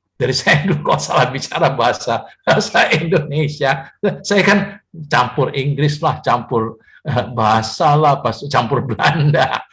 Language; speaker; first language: Indonesian; native; Indonesian